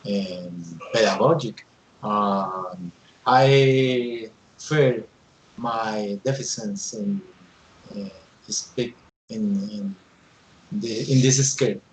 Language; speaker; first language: English; non-native, learner; Spanish